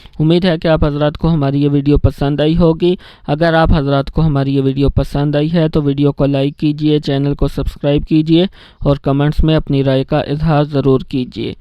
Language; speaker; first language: Urdu; native; Urdu